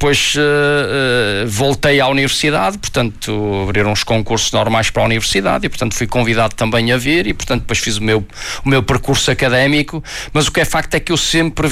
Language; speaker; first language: Portuguese; native; Portuguese